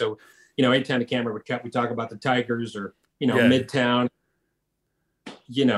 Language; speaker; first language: English; native; English